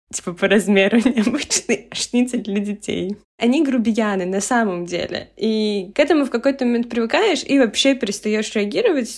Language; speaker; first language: Russian; native; Russian